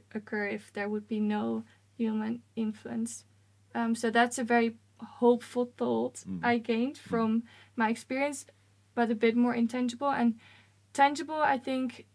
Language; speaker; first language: English; non-native, fluent; Dutch